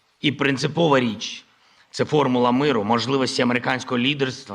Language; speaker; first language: Ukrainian; non-native, local second language; Russian